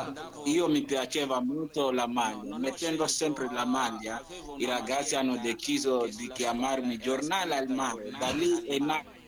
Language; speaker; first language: Italian; non-native, learner; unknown